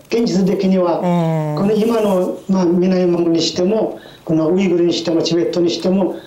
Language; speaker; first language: Japanese; non-native, fluent; Mongolian